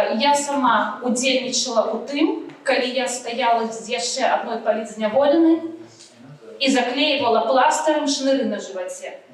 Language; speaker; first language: Belarusian; non-native, local second language; Russian